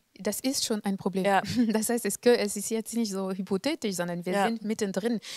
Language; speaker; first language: German; non-native, fluent; French